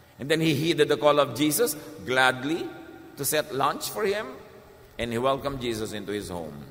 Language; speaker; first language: English; non-native, local second language; Filipino